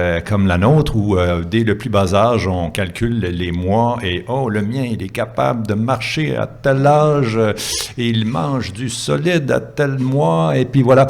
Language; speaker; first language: French; native; French